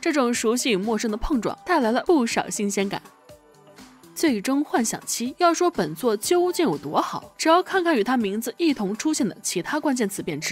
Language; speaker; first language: Chinese; native; Chinese